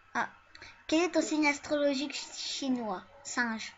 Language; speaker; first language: French; early bilingual, other home language; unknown